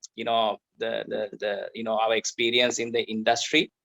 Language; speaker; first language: English; non-native, local second language; Sinhala